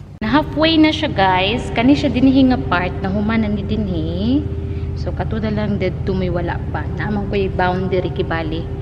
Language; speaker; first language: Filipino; non-native, local second language; Cebuano